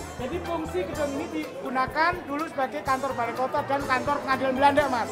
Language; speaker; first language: Indonesian; native; Indonesian